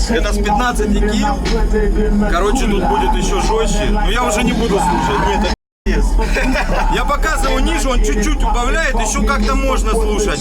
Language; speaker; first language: Russian; native; Russian